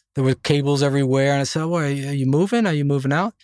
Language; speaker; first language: English; non-native, fluent; Dutch